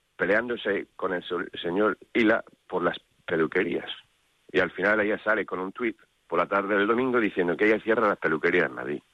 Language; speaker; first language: Spanish; non-native, fluent; English